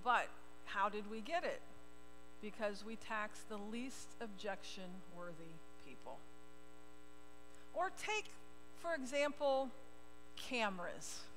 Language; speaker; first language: English; native; English